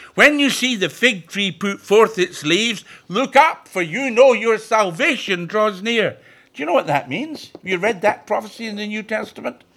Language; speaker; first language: English; native; English